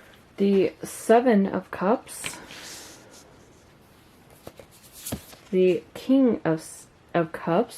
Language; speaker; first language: English; native; English